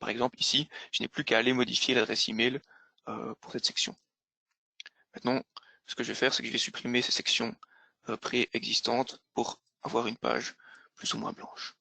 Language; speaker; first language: French; native; French